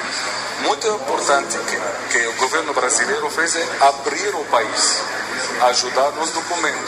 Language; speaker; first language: Portuguese; non-native, fluent; Arabic